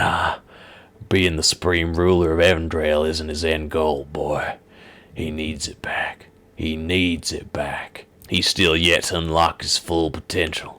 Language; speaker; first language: English; native; English